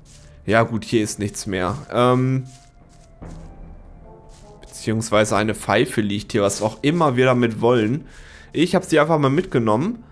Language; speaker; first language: German; native; German